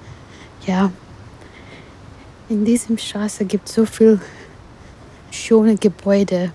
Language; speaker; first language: German; non-native, learner; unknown